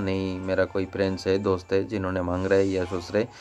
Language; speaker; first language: Hindi; non-native, local second language; Tamil